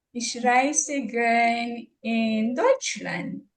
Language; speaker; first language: German; non-native, learner; Filipino